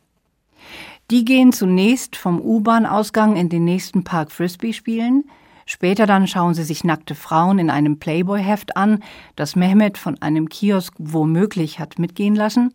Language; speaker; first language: German; native; German